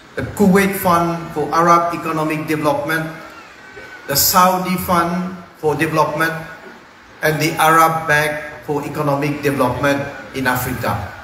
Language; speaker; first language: English; non-native, local second language; Morisyen